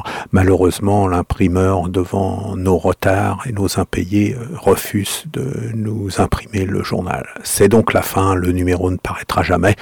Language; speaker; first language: French; native; French